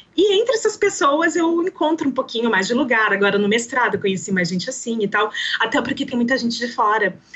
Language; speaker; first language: Portuguese; native; Portuguese